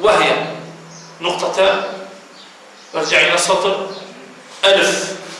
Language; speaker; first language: Arabic; native; Arabic